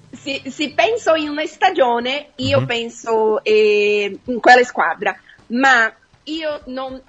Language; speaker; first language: Italian; non-native, fluent; Portuguese